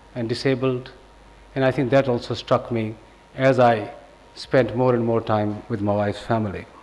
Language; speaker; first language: English; non-native, local second language; Punjabi